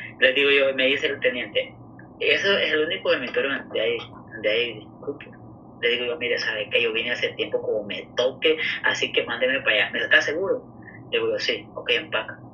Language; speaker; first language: Spanish; native; Spanish